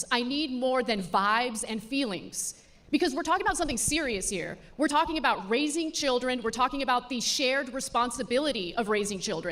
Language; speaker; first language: English; native; English